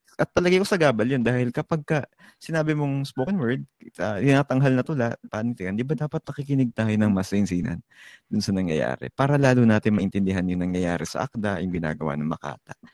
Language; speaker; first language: Filipino; native; Filipino